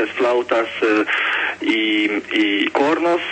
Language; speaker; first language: Spanish; non-native, fluent; Hungarian